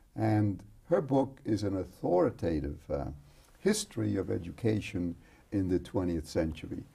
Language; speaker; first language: English; early bilingual, other home language; Spanish